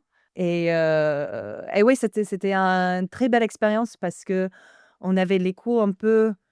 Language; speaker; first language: French; non-native, fluent; English